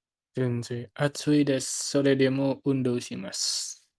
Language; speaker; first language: Japanese; non-native, learner; Indonesian